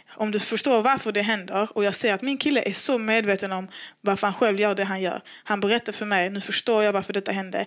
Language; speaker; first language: Swedish; native; Swedish